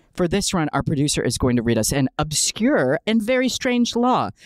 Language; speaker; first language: English; native; English